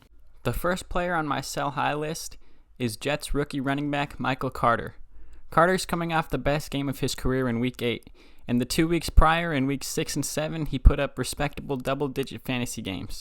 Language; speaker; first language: English; native; English